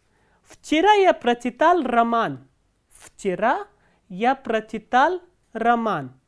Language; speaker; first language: Russian; non-native, fluent; Hindi